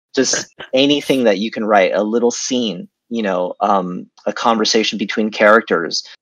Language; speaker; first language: English; native; English